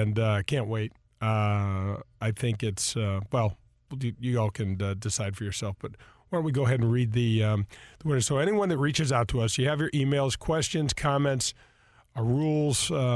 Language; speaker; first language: English; native; English